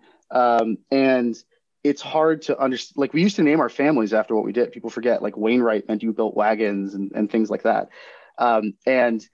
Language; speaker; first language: English; native; English